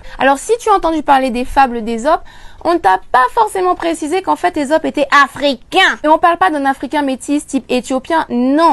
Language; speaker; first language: French; native; French